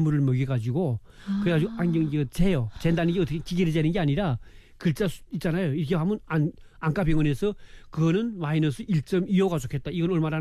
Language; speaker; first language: Korean; native; Korean